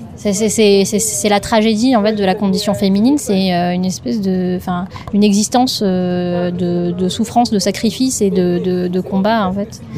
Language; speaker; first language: French; native; French